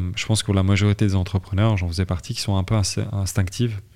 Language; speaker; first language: French; native; French